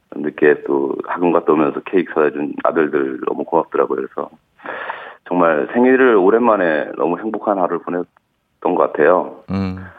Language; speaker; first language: Korean; native; Korean